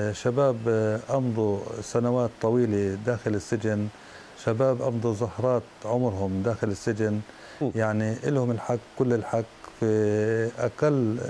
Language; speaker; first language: Arabic; native; Arabic